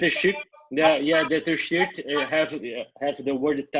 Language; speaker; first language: English; non-native, learner; Portuguese